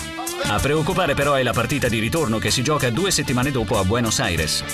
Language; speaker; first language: Italian; native; Italian